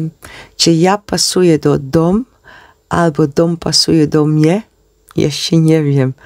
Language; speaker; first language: Polish; non-native, learner; Dutch